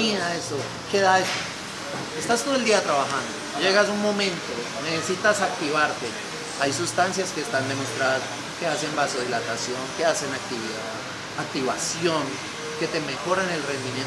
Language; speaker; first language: Spanish; native; Spanish